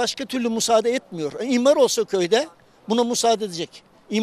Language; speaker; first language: Turkish; native; Turkish